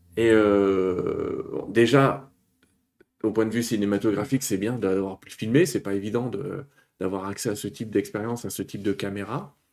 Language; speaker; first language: French; native; French